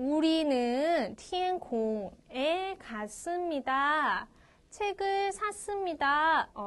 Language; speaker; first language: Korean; non-native, fluent; Chinese